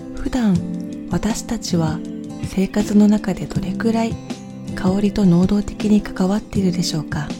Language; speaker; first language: Japanese; native; Japanese